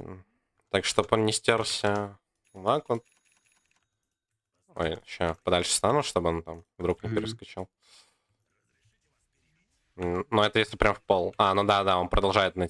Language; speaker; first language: Russian; native; Russian